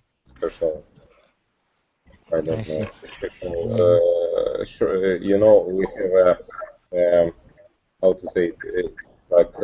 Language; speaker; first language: English; non-native, learner; Russian